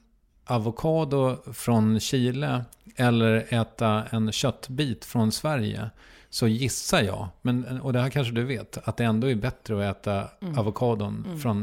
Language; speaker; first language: Swedish; native; Swedish